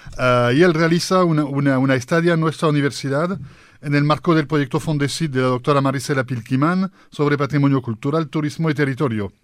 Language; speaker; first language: Spanish; non-native, fluent; French